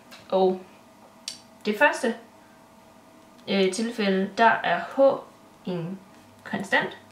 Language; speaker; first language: Danish; native; Danish